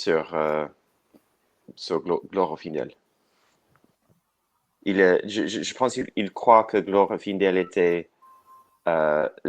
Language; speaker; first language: French; non-native, learner; English